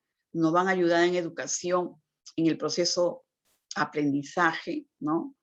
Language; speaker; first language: Spanish; native; Spanish